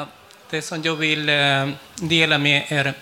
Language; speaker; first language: Swedish; non-native, fluent; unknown